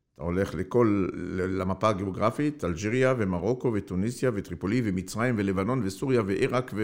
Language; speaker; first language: Hebrew; non-native, fluent; Arabic